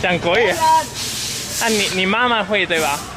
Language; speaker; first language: Chinese; non-native, fluent; English